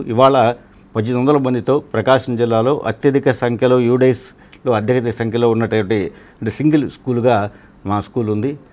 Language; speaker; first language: Telugu; non-native, local second language; Malayalam